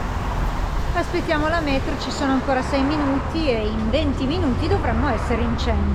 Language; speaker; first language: Italian; native; Italian